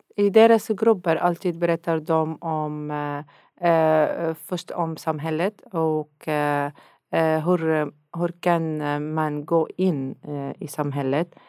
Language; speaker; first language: Swedish; non-native, fluent; Arabic